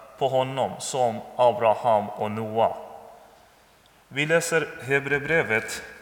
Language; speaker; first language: Swedish; non-native, learner; Persian